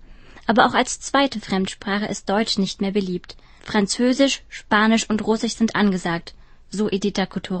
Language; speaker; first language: German; native; German